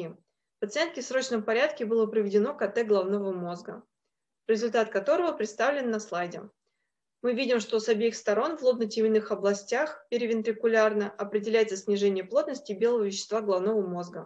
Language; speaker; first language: Russian; native; Russian